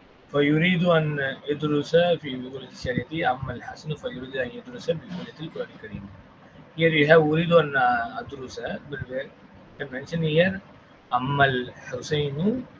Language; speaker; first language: Arabic; non-native, fluent; Tamil